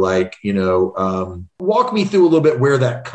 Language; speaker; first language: English; native; English